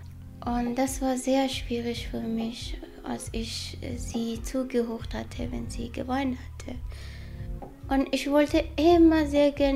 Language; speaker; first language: German; non-native, learner; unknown